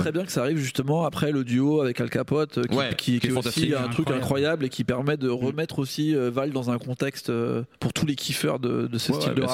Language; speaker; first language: French; native; French